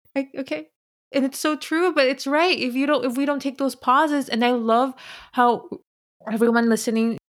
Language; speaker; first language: English; early bilingual, other home language; Spanish